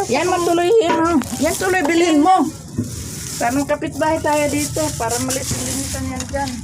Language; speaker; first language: Filipino; non-native, local second language; Waray